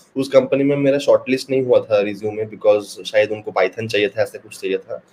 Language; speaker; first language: Hindi; non-native, local second language; Bangla